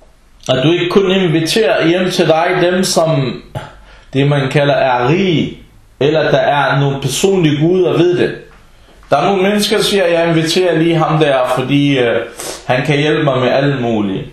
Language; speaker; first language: Danish; early bilingual, other home language; Arabic